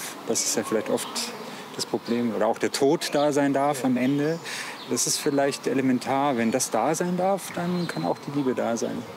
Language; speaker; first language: German; native; German